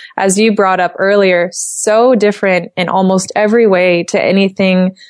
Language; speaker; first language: English; native; English